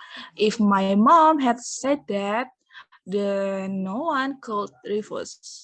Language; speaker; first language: English; non-native, learner; Indonesian